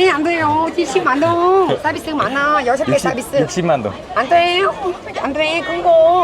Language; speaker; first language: Korean; non-native, learner; Vietnamese